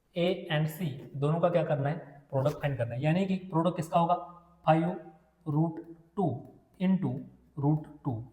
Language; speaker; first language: Hindi; non-native, local second language; Marathi